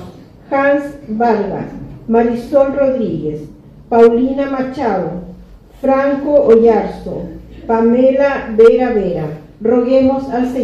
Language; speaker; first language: Spanish; native; Spanish